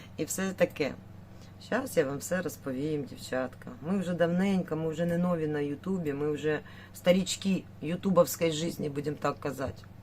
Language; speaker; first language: Ukrainian; native; Ukrainian